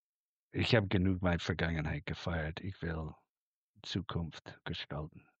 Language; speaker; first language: German; non-native, fluent; English